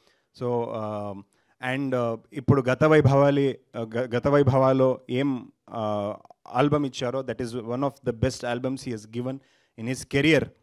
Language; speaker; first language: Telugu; non-native, learner; Kannada